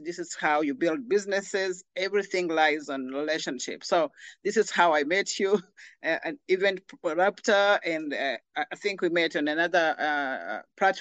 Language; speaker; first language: English; non-native, local second language; Kinyarwanda